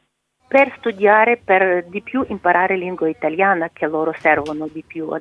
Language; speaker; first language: Italian; non-native, learner; Ukrainian